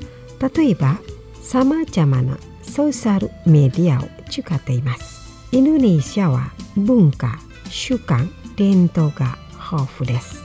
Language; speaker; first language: Japanese; non-native, fluent; Indonesian